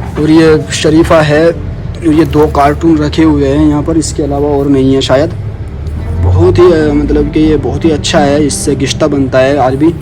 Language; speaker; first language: Urdu; native; Urdu